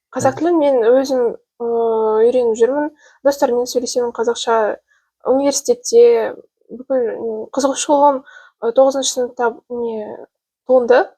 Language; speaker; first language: Kazakh; non-native, local second language; Russian